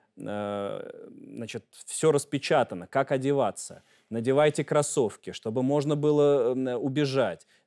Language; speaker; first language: Russian; native; Russian